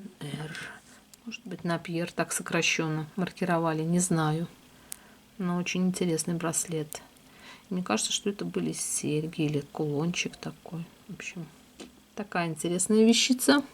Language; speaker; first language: Russian; native; Russian